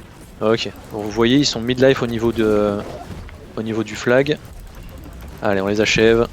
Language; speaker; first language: French; native; French